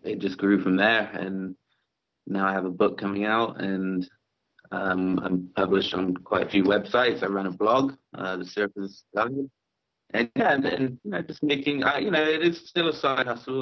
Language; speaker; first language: English; native; English